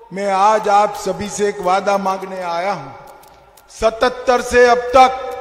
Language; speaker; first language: Hindi; non-native, local second language; Gujarati